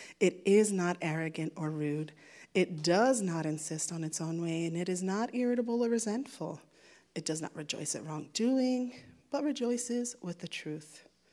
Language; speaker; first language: English; native; English